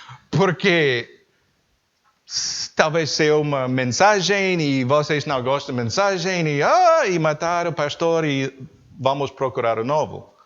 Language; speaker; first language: Portuguese; non-native, learner; English